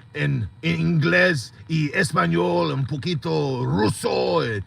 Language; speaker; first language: Spanish; non-native, learner; English